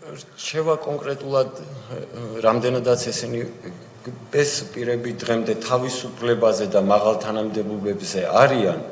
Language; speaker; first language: Georgian; native; Georgian